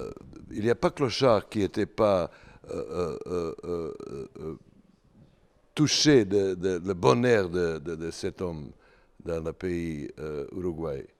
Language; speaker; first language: French; non-native, learner; Serbian